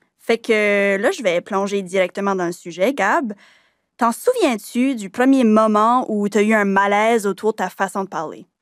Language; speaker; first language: French; native; French